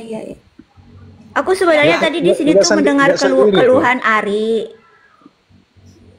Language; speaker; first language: Indonesian; native; Indonesian